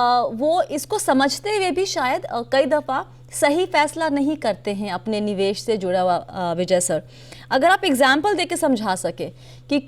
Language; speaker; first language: Hindi; native; Hindi